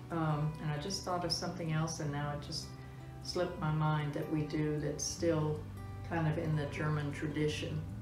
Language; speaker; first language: English; early bilingual, other home language; German